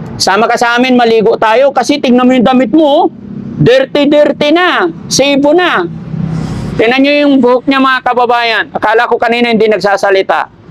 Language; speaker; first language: Filipino; native; Filipino